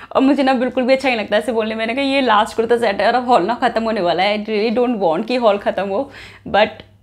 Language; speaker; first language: Hindi; native; Hindi